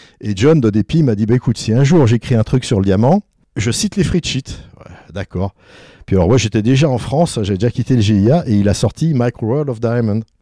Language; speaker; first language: French; native; French